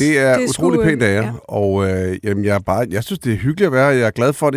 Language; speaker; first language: Danish; native; Danish